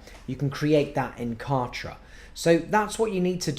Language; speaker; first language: English; native; English